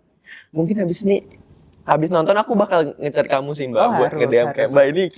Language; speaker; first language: Indonesian; native; Indonesian